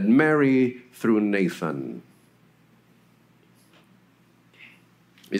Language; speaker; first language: English; non-native, local second language; Filipino